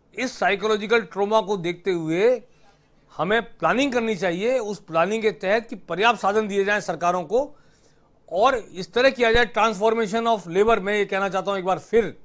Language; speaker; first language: Hindi; native; Hindi